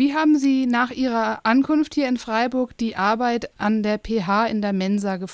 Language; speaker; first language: German; native; German